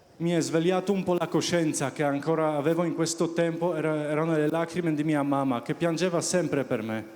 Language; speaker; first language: Italian; non-native, fluent; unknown